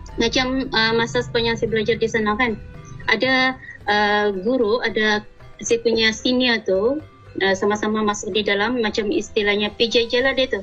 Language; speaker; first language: Malay; native; Malay